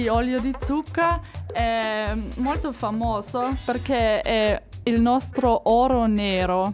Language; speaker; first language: Italian; non-native, fluent; German